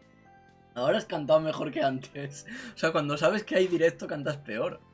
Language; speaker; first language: Spanish; native; Spanish